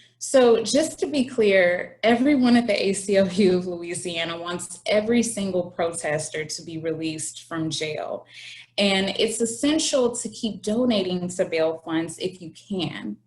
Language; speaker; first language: English; native; English